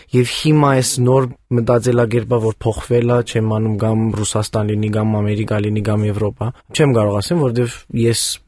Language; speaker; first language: Armenian; early bilingual, heritage; Armenian